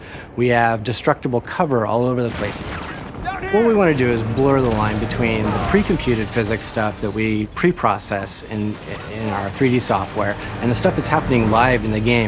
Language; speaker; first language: English; native; English